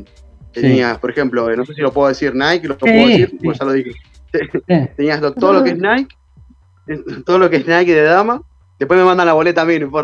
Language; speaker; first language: Spanish; native; Spanish